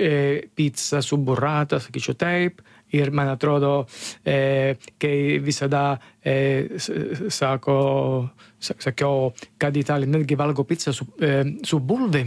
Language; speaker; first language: Lithuanian; non-native, learner; Italian